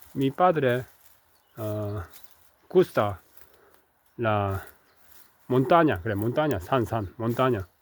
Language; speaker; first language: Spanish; non-native, learner; Korean